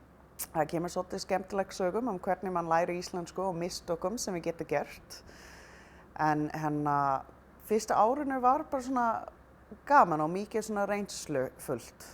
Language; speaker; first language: Icelandic; non-native, fluent; English